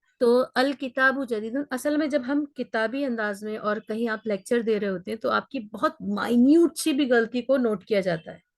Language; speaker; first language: Urdu; native; Urdu